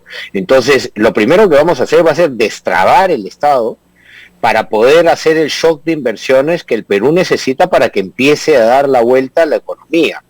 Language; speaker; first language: Spanish; native; Spanish